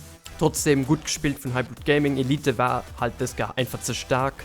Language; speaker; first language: German; non-native, local second language; Luxembourgish